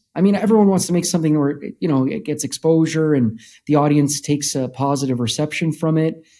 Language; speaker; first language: English; native; English